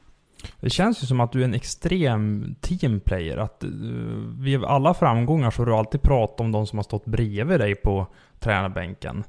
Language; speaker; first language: Swedish; native; Swedish